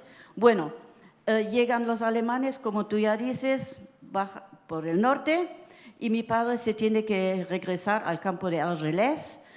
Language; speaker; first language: Spanish; early bilingual, heritage; Spanish